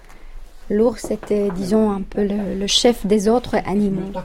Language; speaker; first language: French; non-native, fluent; Finnish